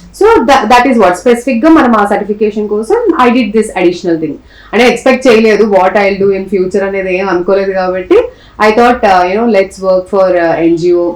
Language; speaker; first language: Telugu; non-native, local second language; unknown